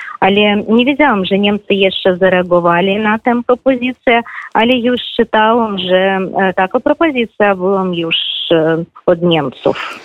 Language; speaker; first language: Polish; non-native, fluent; Russian